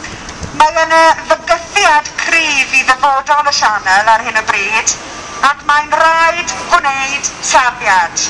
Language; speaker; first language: Welsh; non-native, local second language; English